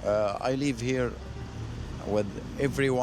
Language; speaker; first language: English; non-native, learner; Arabic